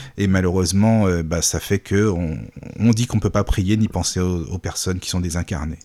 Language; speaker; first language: French; native; French